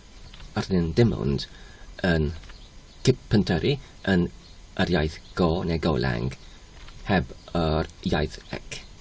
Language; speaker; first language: Welsh; non-native, learner; English